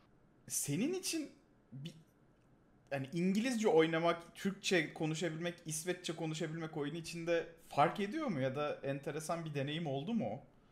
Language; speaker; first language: Turkish; native; Turkish